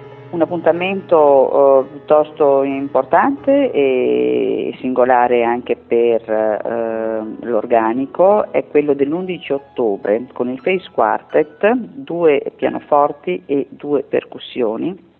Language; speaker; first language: Italian; native; Italian